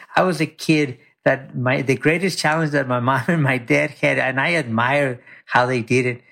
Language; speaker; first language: English; early bilingual, other home language; Spanish